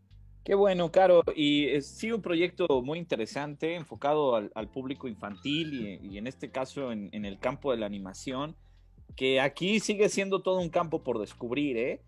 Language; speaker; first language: Spanish; native; Spanish